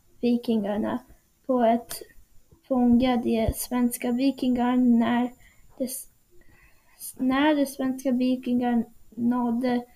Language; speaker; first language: Swedish; non-native, learner; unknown